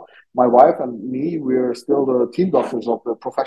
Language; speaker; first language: English; non-native, fluent; German